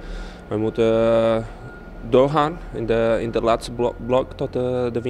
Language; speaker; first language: Dutch; non-native, learner; Portuguese